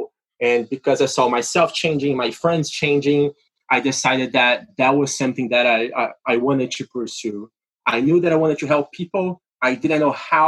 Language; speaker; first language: English; non-native, fluent; Portuguese